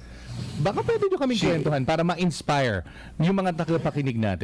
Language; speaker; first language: Filipino; native; Filipino